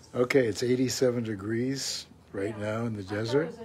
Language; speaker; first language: English; native; English